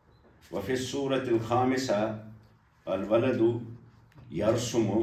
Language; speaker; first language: Arabic; non-native, learner; Kashmiri